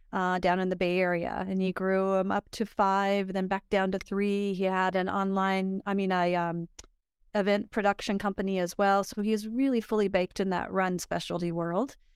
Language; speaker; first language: English; native; English